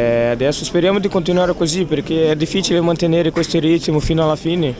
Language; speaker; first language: Italian; non-native, fluent; Portuguese